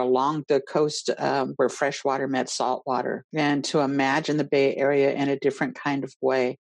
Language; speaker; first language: English; native; English